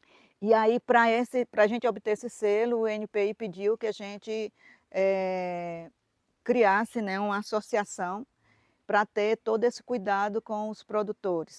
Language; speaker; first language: Portuguese; native; Portuguese